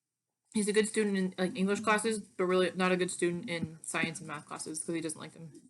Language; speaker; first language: English; native; English